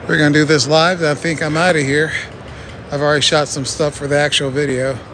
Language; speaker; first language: English; native; English